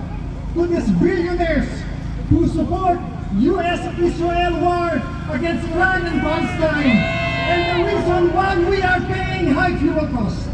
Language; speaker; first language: English; non-native, local second language; Filipino